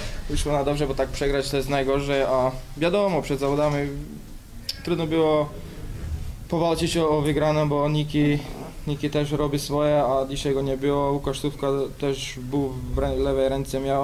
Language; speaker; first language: Polish; non-native, fluent; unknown